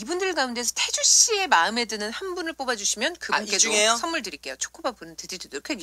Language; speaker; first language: Korean; native; Korean